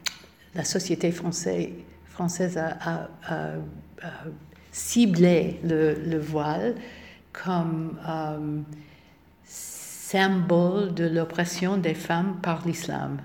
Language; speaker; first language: French; non-native, fluent; English